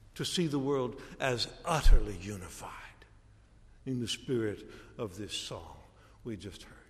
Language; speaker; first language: English; native; English